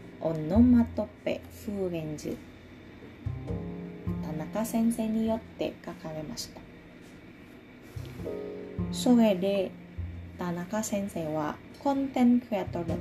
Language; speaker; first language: Japanese; non-native, learner; Indonesian